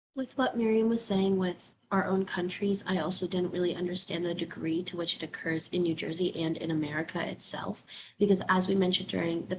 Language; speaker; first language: English; native; English